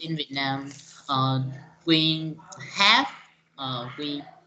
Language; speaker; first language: English; non-native, learner; Vietnamese